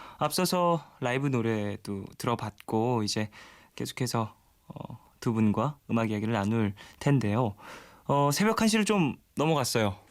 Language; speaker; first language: Korean; native; Korean